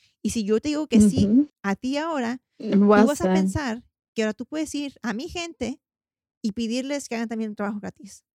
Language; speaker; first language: Spanish; early bilingual, heritage; Spanish